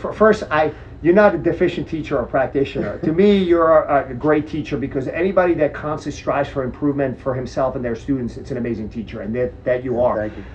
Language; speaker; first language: English; early bilingual, other home language; Czech